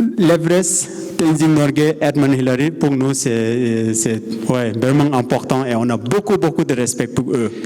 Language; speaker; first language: French; non-native, fluent; Sherpa